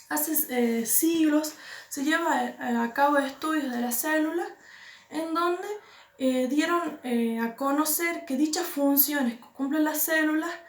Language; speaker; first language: Spanish; native; Spanish